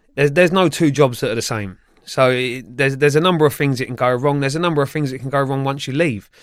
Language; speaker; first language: English; native; English